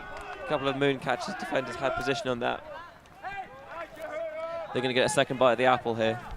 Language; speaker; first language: English; native; English